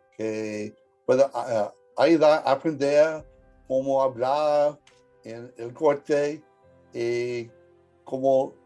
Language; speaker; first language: Spanish; early bilingual, heritage; English